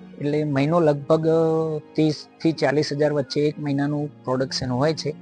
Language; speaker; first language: Gujarati; native; Gujarati